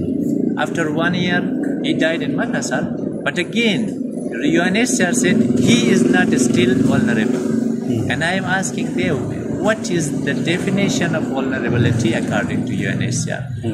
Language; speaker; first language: English; non-native, fluent; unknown